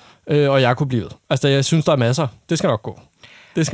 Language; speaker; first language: Danish; native; Danish